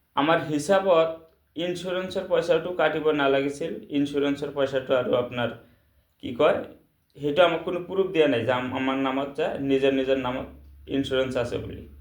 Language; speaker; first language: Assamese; non-native, local second language; Bangla